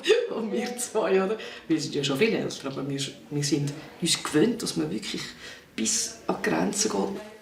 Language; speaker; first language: German; native; German